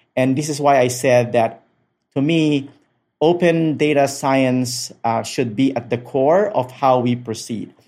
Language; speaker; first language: English; non-native, local second language; Filipino